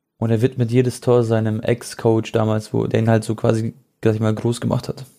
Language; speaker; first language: German; early bilingual, other home language; Croatian